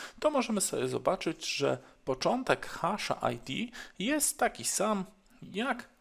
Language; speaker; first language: Polish; native; Polish